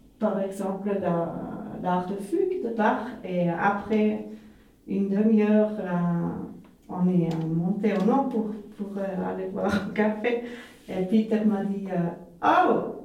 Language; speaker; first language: French; non-native, fluent; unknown